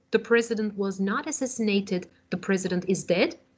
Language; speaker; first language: English; non-native, fluent; Turkish